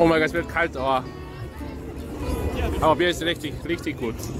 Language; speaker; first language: German; non-native, learner; Korean